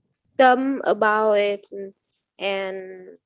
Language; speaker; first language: English; non-native, learner; Vietnamese